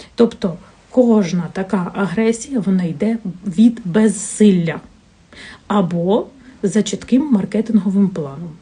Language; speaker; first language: Ukrainian; non-native, local second language; Russian